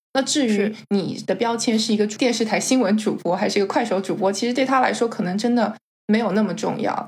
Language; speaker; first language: Chinese; native; Chinese